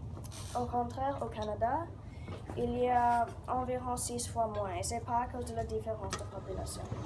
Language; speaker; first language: French; non-native, learner; English